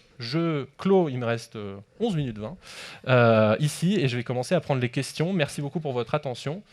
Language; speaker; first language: French; native; French